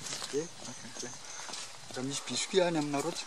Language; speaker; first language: French; non-native, local second language; Malagasy